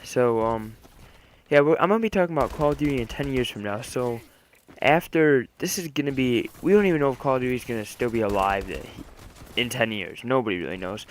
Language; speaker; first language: English; native; English